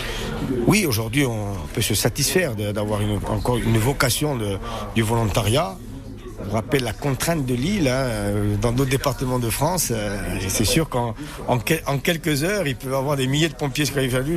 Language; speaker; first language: French; native; French